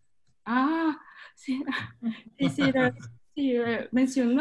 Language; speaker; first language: Spanish; non-native, fluent; Chinese